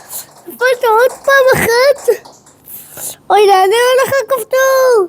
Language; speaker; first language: Hebrew; early bilingual, heritage; Hebrew